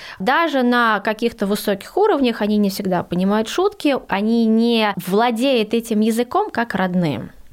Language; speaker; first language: Russian; early bilingual, heritage; Russian